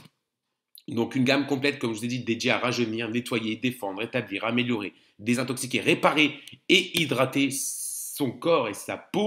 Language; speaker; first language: French; native; French